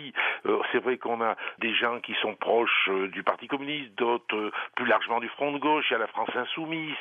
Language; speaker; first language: French; native; French